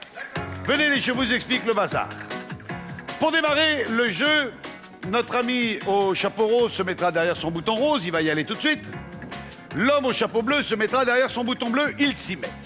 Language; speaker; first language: French; native; French